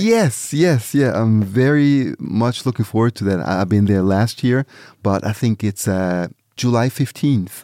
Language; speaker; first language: English; early bilingual, other home language; Swiss German